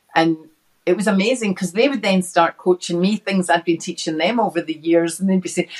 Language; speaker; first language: English; native; English